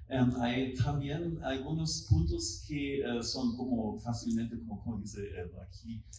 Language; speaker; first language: Spanish; non-native, fluent; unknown